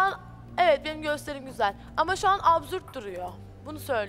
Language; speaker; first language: Turkish; native; Turkish